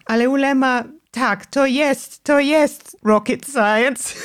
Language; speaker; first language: Polish; non-native, fluent; English